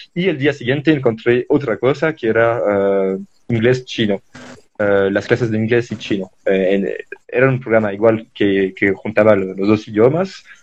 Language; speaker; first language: Spanish; non-native, fluent; French